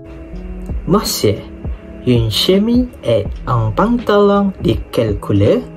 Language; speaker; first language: French; non-native, learner; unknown